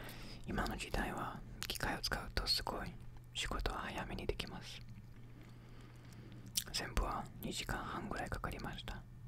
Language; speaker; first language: Japanese; non-native, learner; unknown